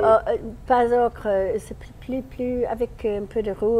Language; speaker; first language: French; non-native, fluent; English